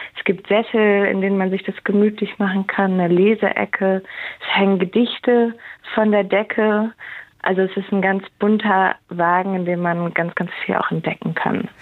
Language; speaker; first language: German; native; German